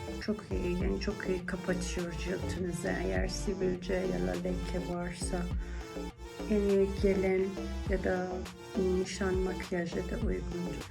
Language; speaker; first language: Turkish; non-native, learner; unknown